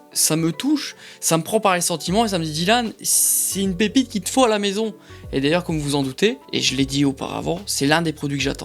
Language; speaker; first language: French; native; French